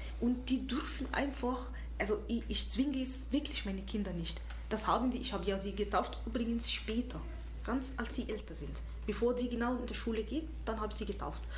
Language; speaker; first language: German; non-native, fluent; Arabic